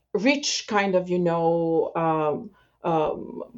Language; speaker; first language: English; non-native, fluent; Bulgarian